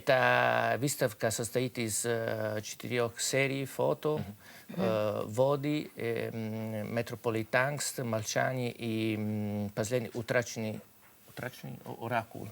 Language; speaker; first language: Russian; non-native, fluent; Italian